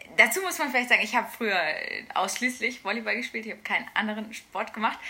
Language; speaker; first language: German; native; German